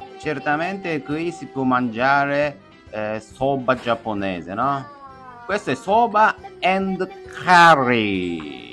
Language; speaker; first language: Italian; non-native, fluent; Japanese